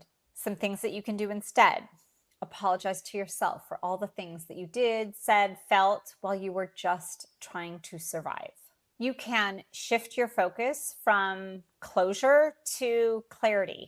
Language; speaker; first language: English; native; English